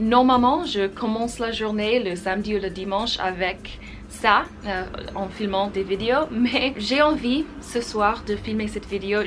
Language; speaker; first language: French; non-native, fluent; English